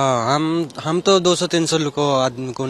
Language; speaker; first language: Hindi; non-native, local second language; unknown